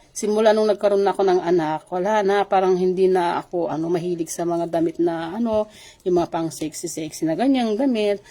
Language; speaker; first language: Filipino; non-native, local second language; Iloko